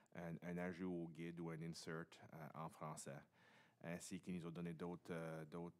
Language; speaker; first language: French; native; French